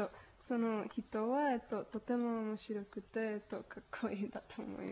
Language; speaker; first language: Japanese; non-native, learner; Spanish